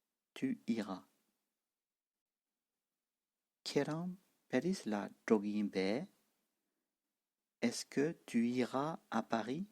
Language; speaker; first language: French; non-native, fluent; Tibetan